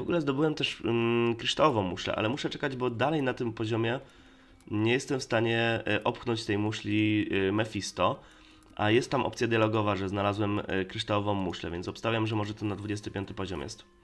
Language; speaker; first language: Polish; native; Polish